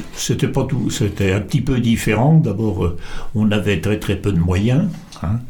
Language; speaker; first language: French; native; French